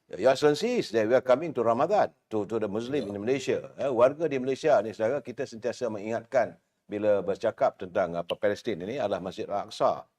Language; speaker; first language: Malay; native; Malay